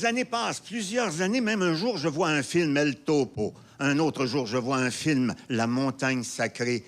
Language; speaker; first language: French; native; French